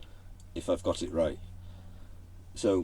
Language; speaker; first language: English; native; English